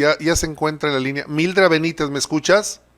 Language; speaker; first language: Spanish; native; Spanish